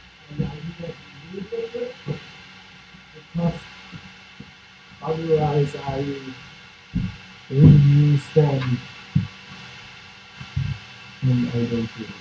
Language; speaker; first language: English; non-native, fluent; Italian